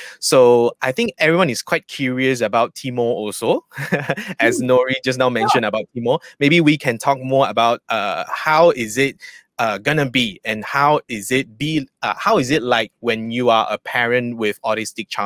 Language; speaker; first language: English; non-native, local second language; Chinese